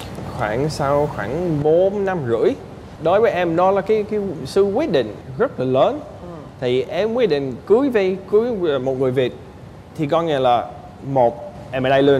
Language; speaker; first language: Vietnamese; non-native, fluent; English